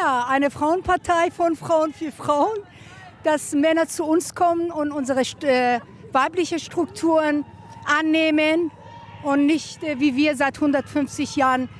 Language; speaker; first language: German; non-native, fluent; Persian